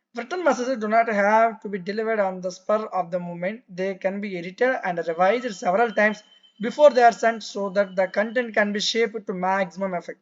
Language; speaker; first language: English; non-native, local second language; Telugu